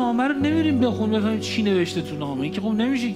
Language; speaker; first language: Persian; native; Persian